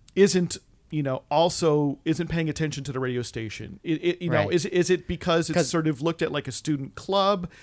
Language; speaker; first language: English; native; English